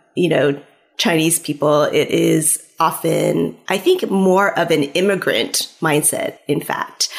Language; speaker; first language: English; early bilingual, other home language; Cantonese